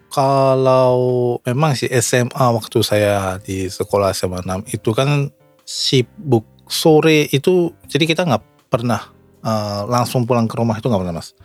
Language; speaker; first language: Indonesian; native; Indonesian